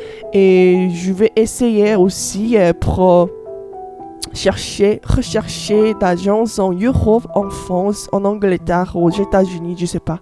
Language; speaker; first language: French; non-native, learner; Korean